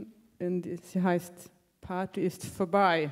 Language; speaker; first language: German; non-native, learner; Danish